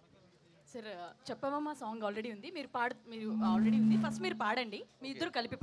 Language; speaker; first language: Telugu; native; Telugu